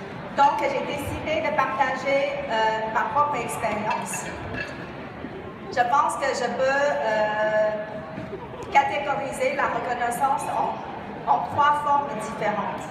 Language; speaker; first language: French; non-native, fluent; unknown